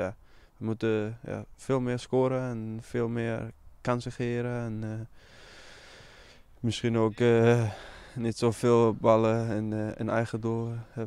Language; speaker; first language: Dutch; non-native, fluent; Danish